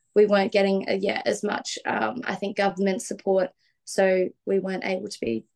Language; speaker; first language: English; native; English